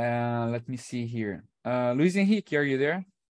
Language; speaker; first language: English; non-native, fluent; Portuguese